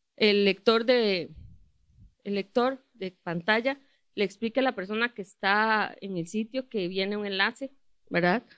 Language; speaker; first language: Spanish; native; Spanish